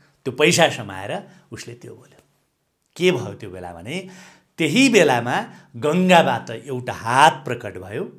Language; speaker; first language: Nepali; native; Nepali